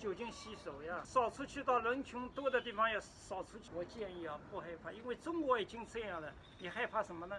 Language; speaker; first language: Chinese; native; Chinese